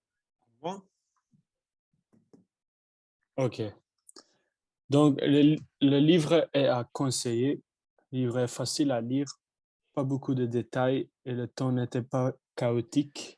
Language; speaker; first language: French; non-native, learner; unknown